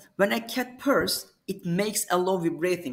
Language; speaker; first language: English; non-native, fluent; Turkish